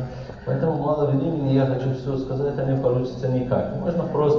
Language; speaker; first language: Russian; non-native, learner; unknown